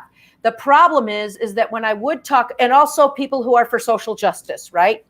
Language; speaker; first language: English; native; English